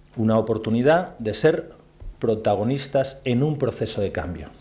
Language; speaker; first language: Spanish; native; Spanish